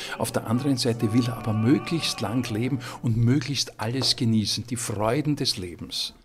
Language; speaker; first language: German; native; German